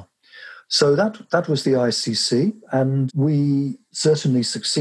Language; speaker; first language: English; native; English